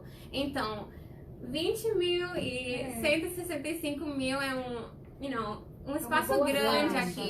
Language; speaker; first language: Portuguese; non-native, fluent; Spanish